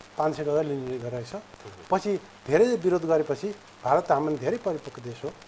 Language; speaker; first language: Nepali; native; Nepali